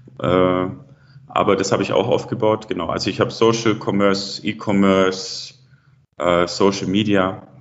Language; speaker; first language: German; native; German